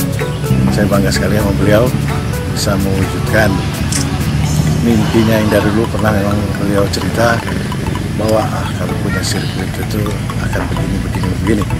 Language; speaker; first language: Indonesian; native; Indonesian